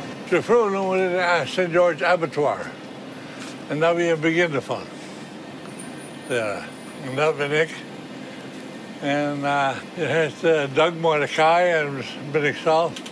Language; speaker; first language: Dutch; non-native, local second language; Western Frisian